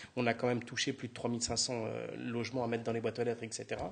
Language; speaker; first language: French; native; French